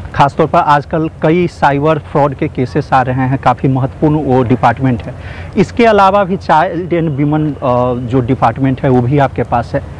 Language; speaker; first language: Hindi; native; Hindi